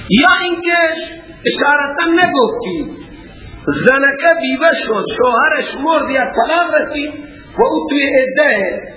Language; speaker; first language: Persian; non-native, local second language; Baluchi